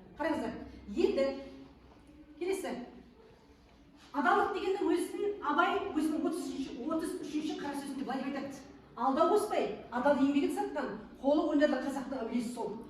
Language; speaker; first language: Kazakh; native; Kazakh